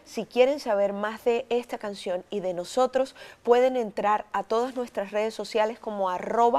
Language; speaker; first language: Spanish; native; Spanish